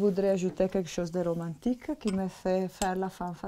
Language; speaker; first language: French; non-native, fluent; Italian